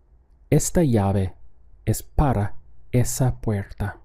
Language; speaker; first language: Spanish; non-native, fluent; English